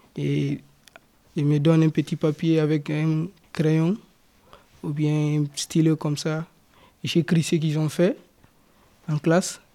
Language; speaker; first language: French; non-native, local second language; Fula